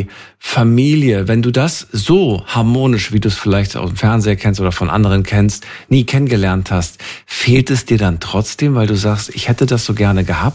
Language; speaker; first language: German; native; German